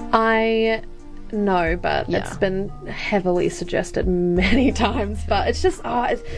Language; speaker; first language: English; native; English